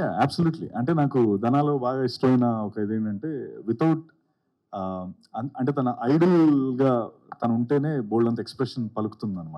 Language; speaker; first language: Telugu; native; Telugu